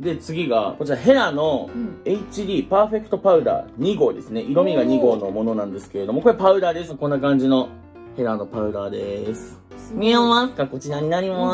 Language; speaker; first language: Japanese; native; Japanese